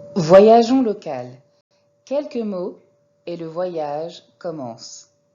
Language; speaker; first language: French; native; French